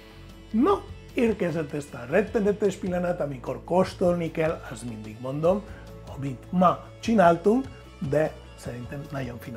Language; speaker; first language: Hungarian; non-native, fluent; Spanish